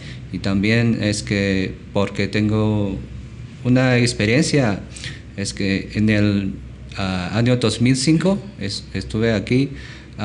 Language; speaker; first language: Spanish; non-native, learner; Chinese